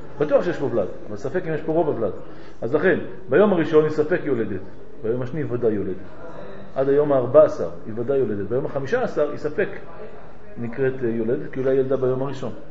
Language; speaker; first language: Hebrew; non-native, fluent; French